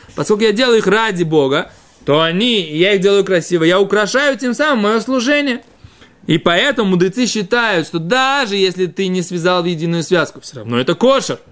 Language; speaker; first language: Russian; native; Russian